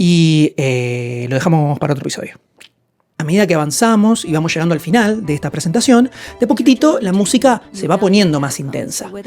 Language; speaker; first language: Spanish; native; Spanish